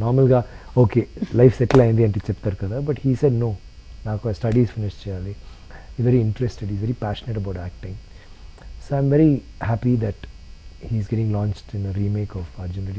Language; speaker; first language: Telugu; non-native, local second language; Tamil